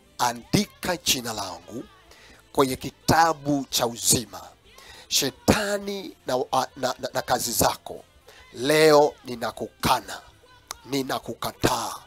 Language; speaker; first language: Swahili; non-native, local second language; Kamba